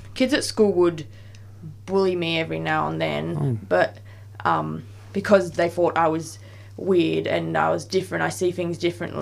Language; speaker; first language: English; native; English